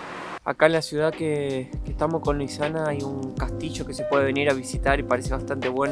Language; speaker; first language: Spanish; native; Spanish